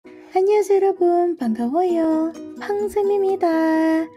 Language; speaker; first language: Korean; non-native, fluent; Indonesian